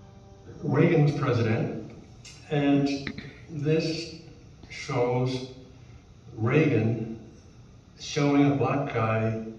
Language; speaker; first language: English; native; English